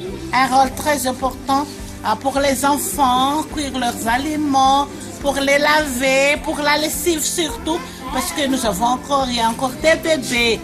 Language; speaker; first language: French; non-native, local second language; Malagasy